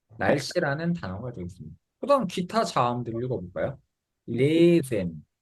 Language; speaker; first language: Korean; native; Korean